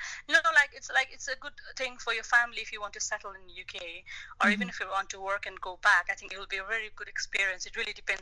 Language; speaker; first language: English; non-native, local second language; Nepali